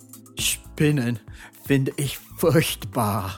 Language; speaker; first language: German; non-native, fluent; English